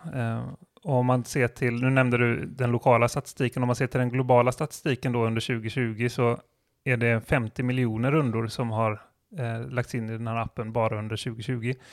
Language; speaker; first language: Swedish; native; Swedish